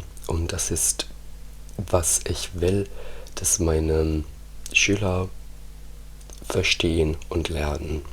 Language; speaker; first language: German; non-native, fluent; Italian